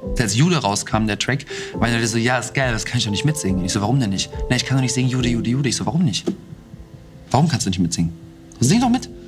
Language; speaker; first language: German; early bilingual, other home language; Russian